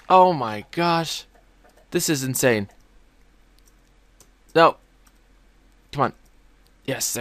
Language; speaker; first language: English; native; English